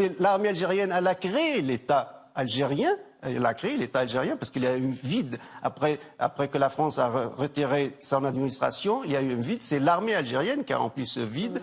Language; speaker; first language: French; non-native, local second language; Arabic